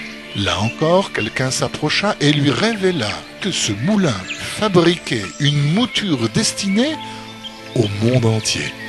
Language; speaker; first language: French; native; French